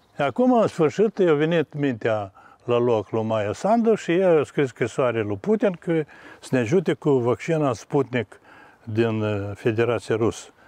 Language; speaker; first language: Romanian; native; Romanian